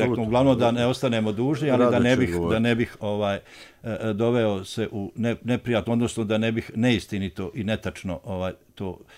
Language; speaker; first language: Serbian; native; Serbian